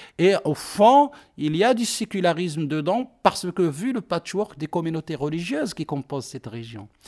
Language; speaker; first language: French; non-native, local second language; Arabic